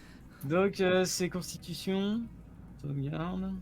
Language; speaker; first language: French; native; French